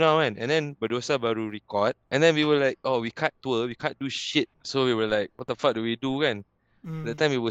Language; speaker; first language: English; non-native, local second language; Malay